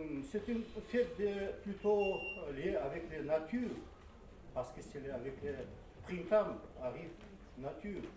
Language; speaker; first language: French; non-native, fluent; Kazakh